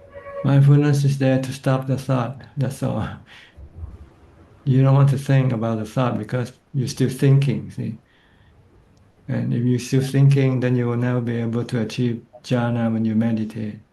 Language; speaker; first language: English; non-native, fluent; Thai